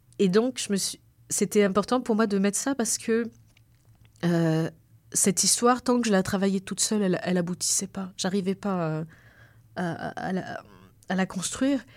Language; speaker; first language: French; native; French